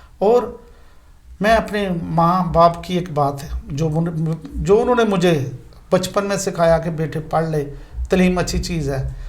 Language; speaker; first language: Urdu; non-native, local second language; Punjabi